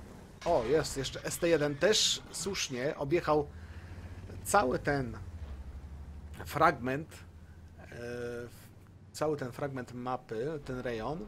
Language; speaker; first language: Polish; native; Polish